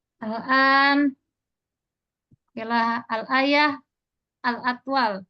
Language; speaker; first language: Arabic; non-native, fluent; Indonesian